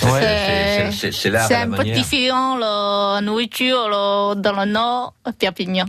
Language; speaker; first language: French; non-native, learner; Chinese